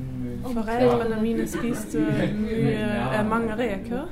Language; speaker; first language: Norwegian; non-native, learner; German